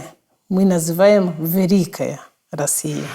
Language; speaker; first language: Russian; non-native, fluent; Kinyarwanda